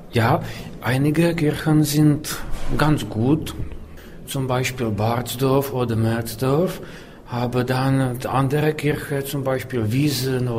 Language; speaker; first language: German; non-native, fluent; Czech